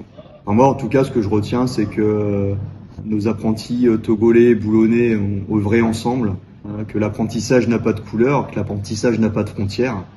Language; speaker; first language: French; native; French